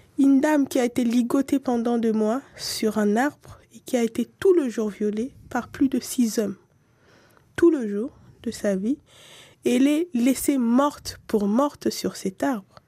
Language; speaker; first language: French; non-native, local second language; Swahili